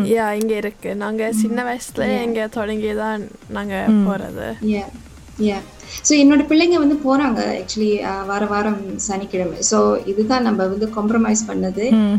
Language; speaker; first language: Tamil; native; Tamil